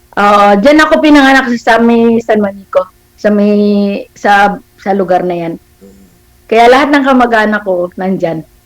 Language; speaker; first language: Filipino; native; Filipino